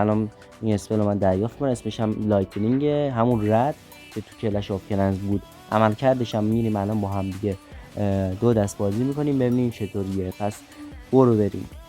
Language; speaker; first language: Persian; native; Persian